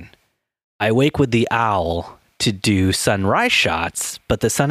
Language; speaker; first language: English; native; English